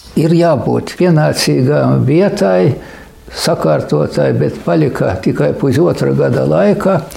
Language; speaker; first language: Latvian; native; Latvian